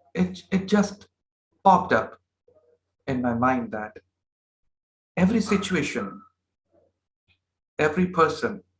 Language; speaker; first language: English; non-native, local second language; Hindi